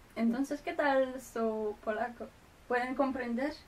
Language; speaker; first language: Spanish; non-native, fluent; Polish